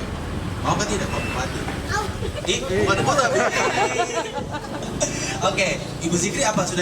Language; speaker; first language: Malay; native; Malay